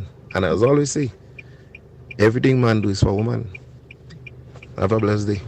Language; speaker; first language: English; native; English